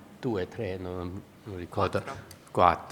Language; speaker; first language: Italian; non-native, fluent; Chinese